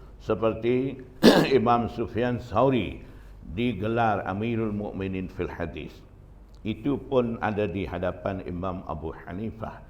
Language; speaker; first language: Malay; non-native, fluent; Burmese